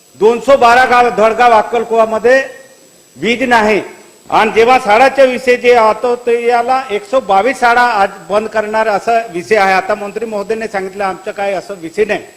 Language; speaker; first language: Marathi; non-native, local second language; Bhili